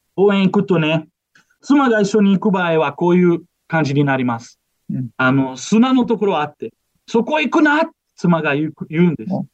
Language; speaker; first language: Japanese; non-native, fluent; Portuguese